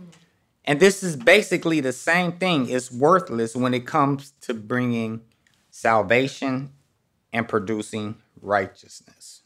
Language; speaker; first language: English; native; English